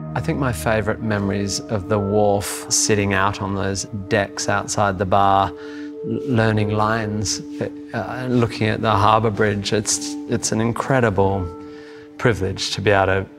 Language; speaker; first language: English; native; English